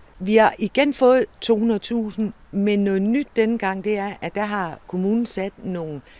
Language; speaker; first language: Danish; native; Danish